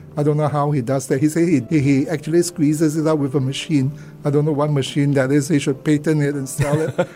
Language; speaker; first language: English; non-native, local second language; Cantonese